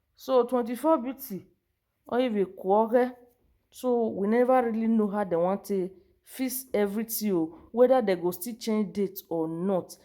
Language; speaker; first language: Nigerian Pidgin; native; Nigerian Pidgin